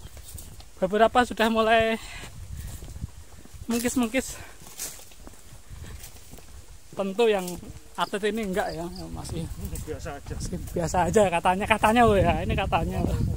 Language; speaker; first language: Indonesian; native; Indonesian